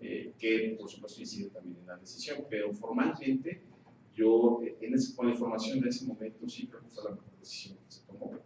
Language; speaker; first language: Spanish; native; Spanish